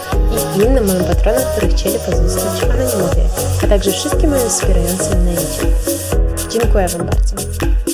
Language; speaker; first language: Polish; non-native, learner; Russian